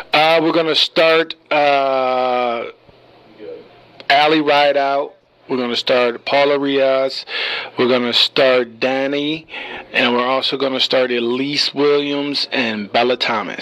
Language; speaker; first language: English; native; English